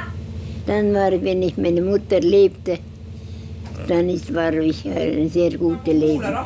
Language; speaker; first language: German; non-native, learner; Estonian